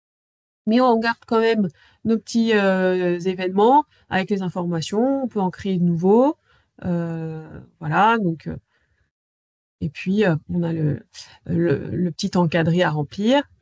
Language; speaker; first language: French; native; French